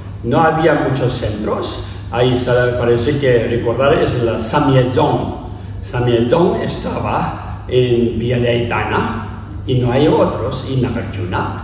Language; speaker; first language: Spanish; non-native, learner; Tibetan